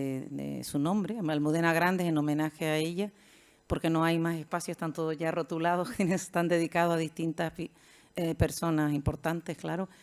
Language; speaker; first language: Spanish; native; Spanish